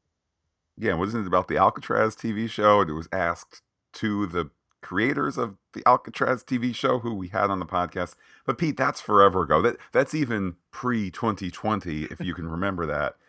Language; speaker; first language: English; native; English